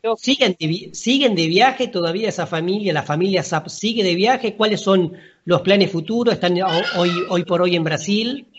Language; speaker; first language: Spanish; native; Spanish